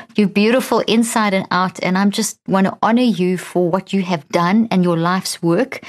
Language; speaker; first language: English; native; English